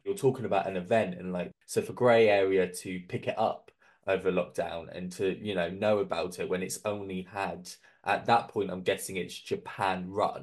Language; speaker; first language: English; native; English